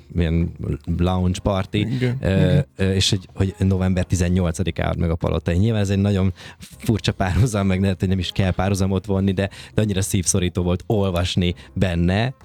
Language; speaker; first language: Hungarian; native; Hungarian